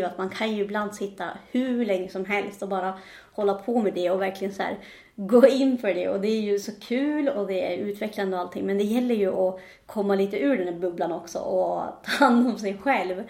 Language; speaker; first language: Swedish; native; Swedish